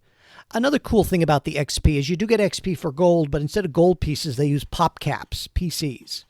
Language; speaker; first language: English; native; English